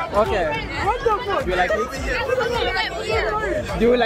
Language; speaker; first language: English; non-native, learner; French